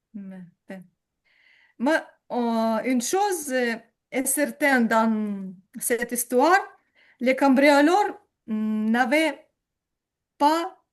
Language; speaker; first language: French; non-native, learner; Ukrainian